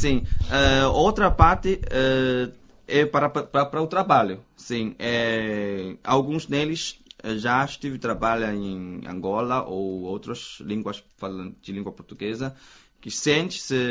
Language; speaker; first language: Portuguese; non-native, fluent; Chinese